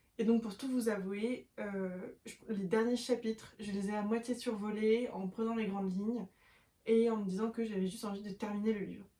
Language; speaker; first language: French; native; French